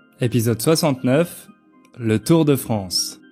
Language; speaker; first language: French; native; French